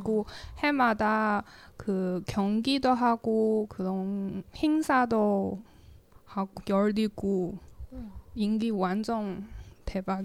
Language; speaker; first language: Korean; non-native, learner; Chinese